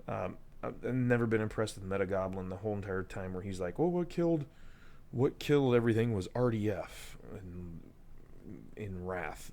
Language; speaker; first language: English; native; English